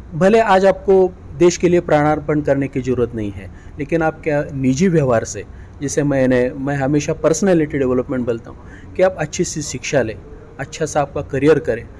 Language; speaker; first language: Hindi; non-native, local second language; Marathi